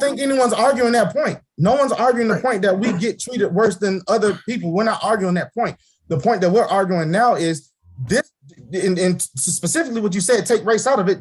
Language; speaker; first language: English; native; English